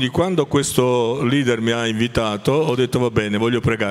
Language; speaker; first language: Italian; native; Italian